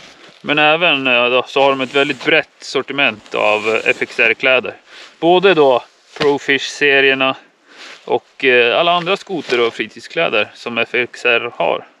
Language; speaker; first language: Swedish; native; Swedish